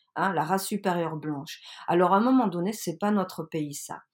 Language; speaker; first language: French; native; French